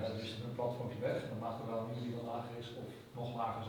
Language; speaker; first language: Dutch; native; Dutch